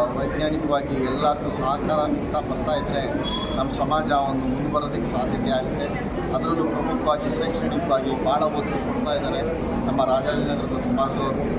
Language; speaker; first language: Kannada; non-native, local second language; Marathi